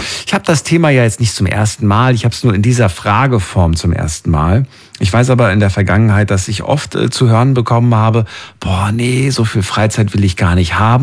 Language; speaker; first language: German; native; German